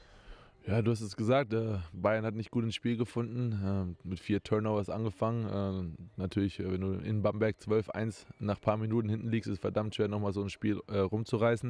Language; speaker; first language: German; native; German